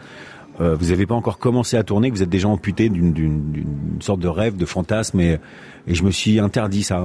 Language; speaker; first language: French; native; French